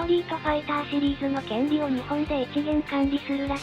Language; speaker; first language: Japanese; native; Japanese